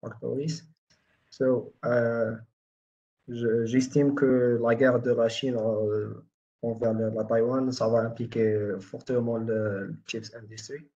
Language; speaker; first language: French; non-native, local second language; Arabic